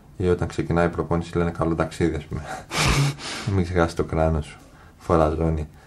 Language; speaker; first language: Greek; early bilingual, other home language; English